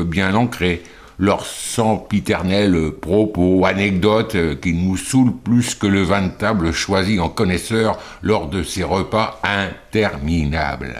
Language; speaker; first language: French; native; French